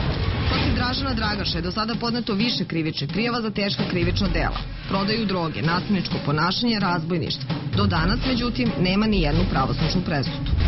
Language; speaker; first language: Serbian; native; Serbian